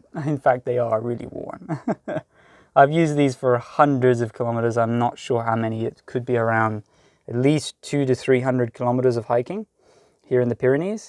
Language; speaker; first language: English; native; English